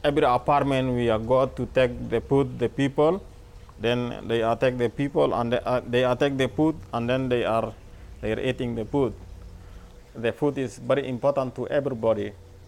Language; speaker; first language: English; non-native, learner; Arabic